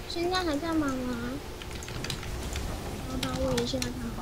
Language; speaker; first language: Chinese; native; Chinese